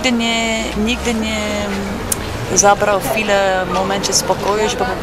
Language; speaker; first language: Polish; non-native, fluent; English